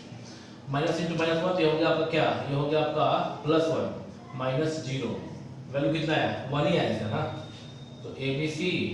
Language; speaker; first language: Hindi; native; Hindi